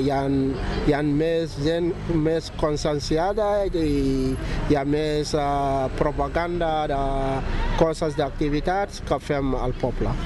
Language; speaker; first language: Catalan; non-native, learner; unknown